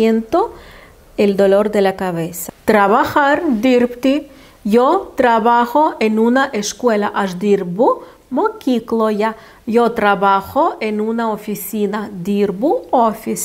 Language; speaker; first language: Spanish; non-native, fluent; Lithuanian